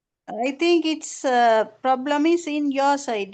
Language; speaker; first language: English; non-native, local second language; Tamil